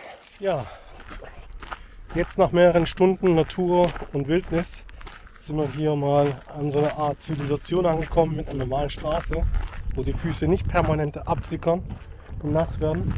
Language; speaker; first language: German; native; German